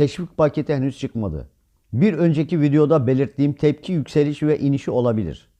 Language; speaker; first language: Turkish; native; Turkish